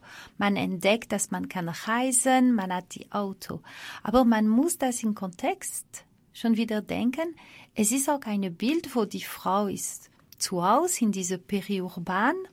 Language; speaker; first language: German; non-native, fluent; French